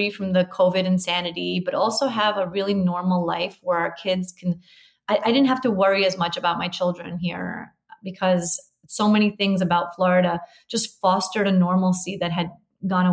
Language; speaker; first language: English; native; English